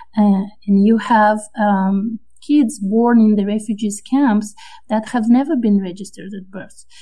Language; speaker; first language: English; non-native, fluent; Romanian